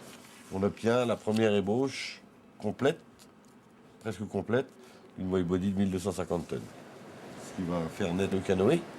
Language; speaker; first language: French; native; French